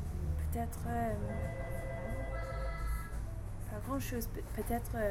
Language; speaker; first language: French; non-native, learner; English